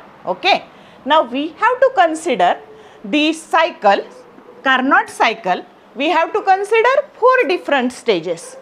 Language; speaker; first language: English; non-native, local second language; Marathi